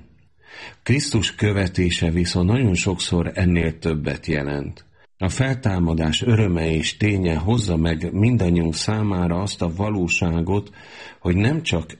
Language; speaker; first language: Hungarian; native; Hungarian